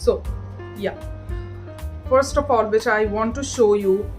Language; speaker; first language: English; non-native, local second language; Hindi